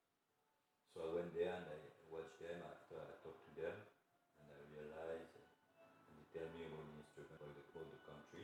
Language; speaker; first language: English; non-native, fluent; Arabic